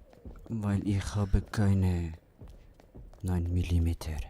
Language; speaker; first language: German; native; German